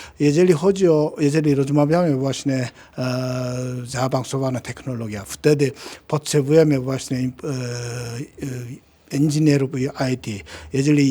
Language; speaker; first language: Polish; non-native, learner; Korean